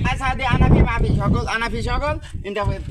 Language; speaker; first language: Arabic; non-native, learner; Bangla